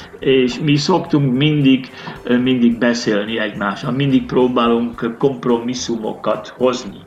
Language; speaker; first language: Hungarian; non-native, fluent; Dutch